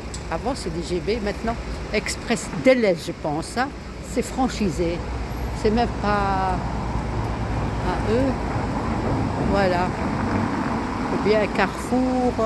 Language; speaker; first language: French; non-native, local second language; Arabic